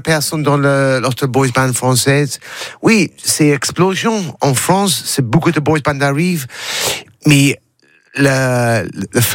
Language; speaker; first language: French; non-native, learner; English